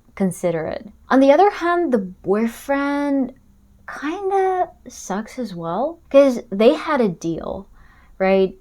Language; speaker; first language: English; non-native, fluent; Russian